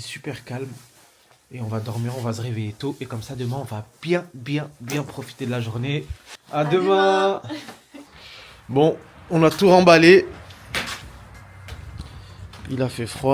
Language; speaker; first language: French; native; French